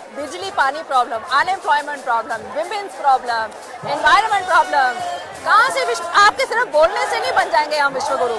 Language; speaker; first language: Hindi; native; Hindi